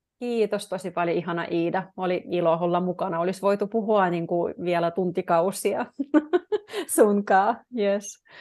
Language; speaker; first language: Finnish; non-native, fluent; Russian